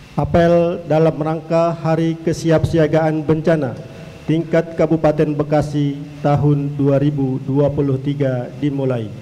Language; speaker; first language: Indonesian; native; Indonesian